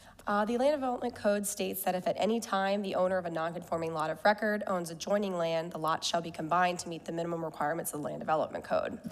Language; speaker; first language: English; native; English